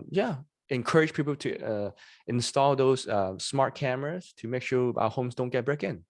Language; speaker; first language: English; non-native, local second language; Cantonese